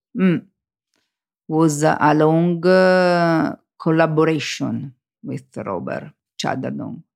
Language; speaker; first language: English; non-native, learner; Italian